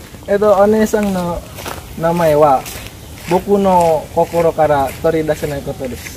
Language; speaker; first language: Japanese; non-native, learner; Indonesian